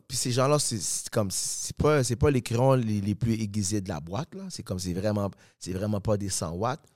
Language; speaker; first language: French; native; French